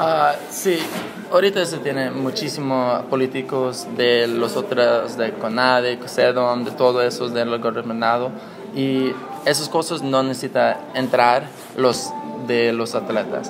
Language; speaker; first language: Spanish; non-native, learner; English